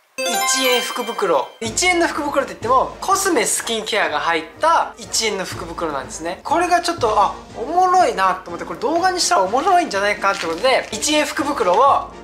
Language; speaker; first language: Japanese; non-native, fluent; Korean